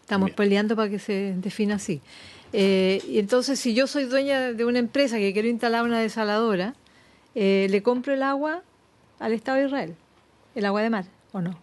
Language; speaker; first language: Spanish; native; Spanish